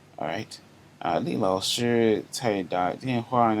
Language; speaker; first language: Chinese; non-native, learner; English